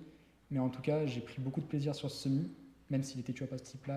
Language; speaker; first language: French; native; French